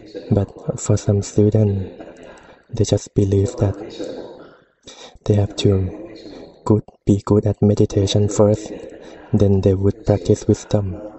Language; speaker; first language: English; non-native, fluent; Thai